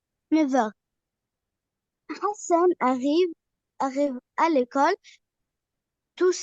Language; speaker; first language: French; non-native, learner; Arabic